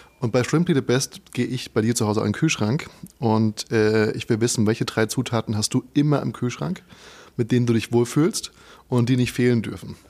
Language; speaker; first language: German; native; German